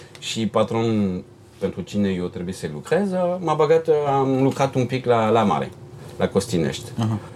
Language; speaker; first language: Romanian; non-native, learner; French